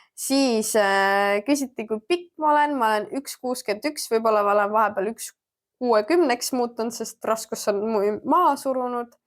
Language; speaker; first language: Estonian; early bilingual, heritage; German